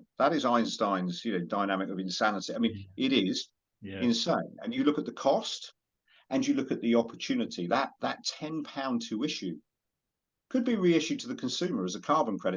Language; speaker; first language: English; native; English